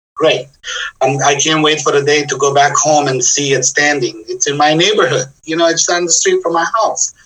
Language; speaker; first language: English; non-native, fluent; Bosnian